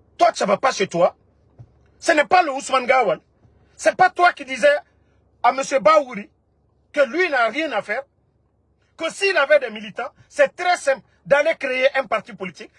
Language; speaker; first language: French; non-native, local second language; Mandingo